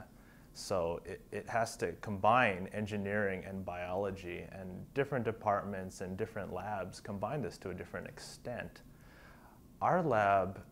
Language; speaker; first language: English; native; English